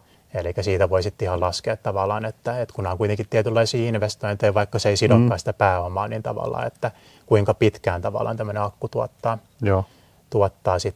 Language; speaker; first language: Finnish; native; Finnish